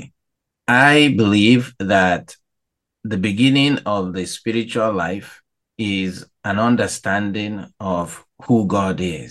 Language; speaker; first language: English; non-native, local second language; Igbo